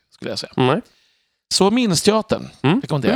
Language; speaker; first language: Swedish; native; Swedish